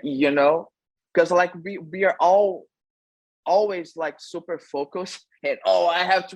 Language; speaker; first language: English; non-native, fluent; Portuguese